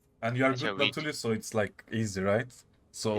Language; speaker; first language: English; non-native, learner; Turkish